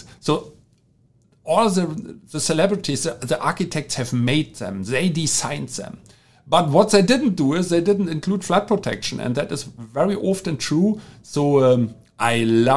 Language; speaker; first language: English; non-native, fluent; German